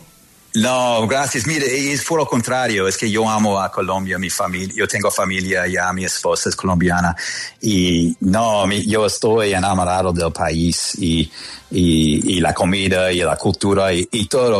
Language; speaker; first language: Spanish; non-native, fluent; English